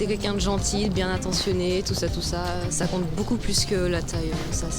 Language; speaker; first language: French; native; French